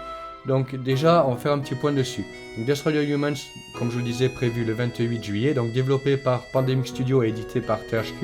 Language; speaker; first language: French; native; French